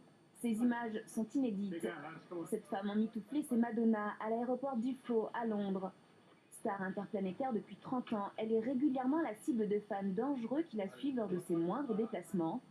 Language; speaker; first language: French; native; French